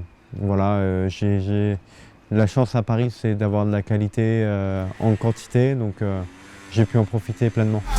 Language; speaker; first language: French; native; French